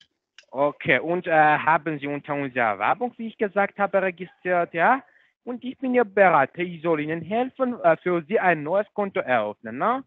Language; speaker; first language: German; non-native, fluent; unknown